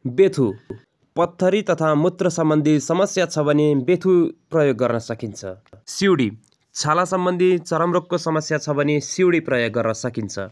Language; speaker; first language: Nepali; native; Nepali